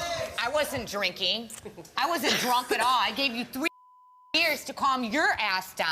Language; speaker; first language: English; native; English